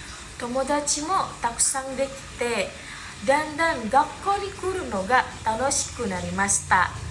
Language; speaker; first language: Japanese; non-native, learner; Indonesian